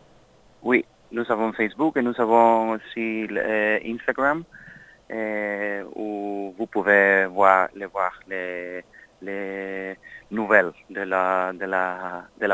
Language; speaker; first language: French; non-native, learner; Spanish